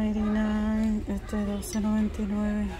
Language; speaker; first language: Spanish; early bilingual, heritage; Spanish